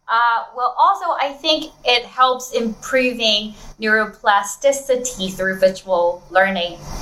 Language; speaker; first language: English; non-native, fluent; Chinese